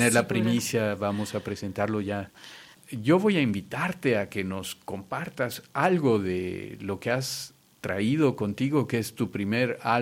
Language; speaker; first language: Spanish; native; Spanish